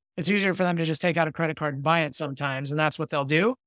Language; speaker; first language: English; native; English